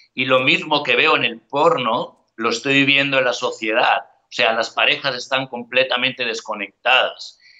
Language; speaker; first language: Spanish; native; Spanish